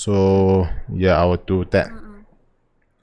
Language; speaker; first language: English; non-native, local second language; Chinese